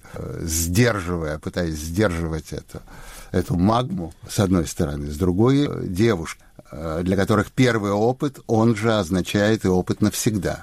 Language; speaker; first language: Russian; native; Russian